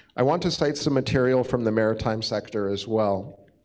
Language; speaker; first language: English; native; English